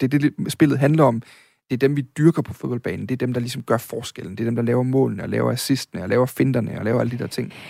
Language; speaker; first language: Danish; native; Danish